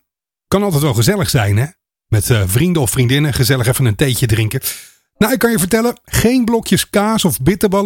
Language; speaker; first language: Dutch; native; Dutch